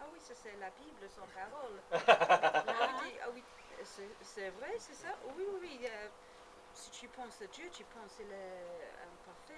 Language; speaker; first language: French; non-native, learner; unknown